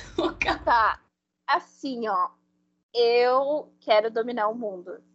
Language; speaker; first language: Portuguese; non-native, fluent; Spanish